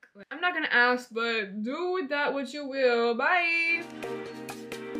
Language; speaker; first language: English; early bilingual, other home language; Spanish